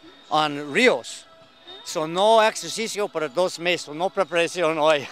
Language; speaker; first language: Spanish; non-native, learner; English